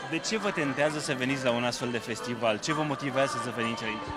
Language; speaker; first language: Romanian; native; Romanian